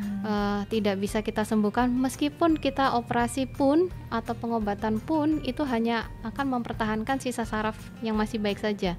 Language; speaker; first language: Indonesian; native; Indonesian